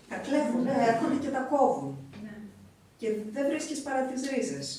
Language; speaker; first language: Greek; native; Greek